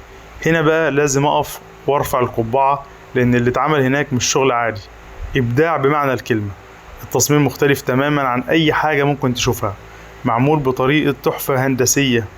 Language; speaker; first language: Arabic; native; Arabic